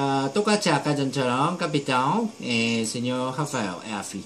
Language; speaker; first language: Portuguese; non-native, fluent; Korean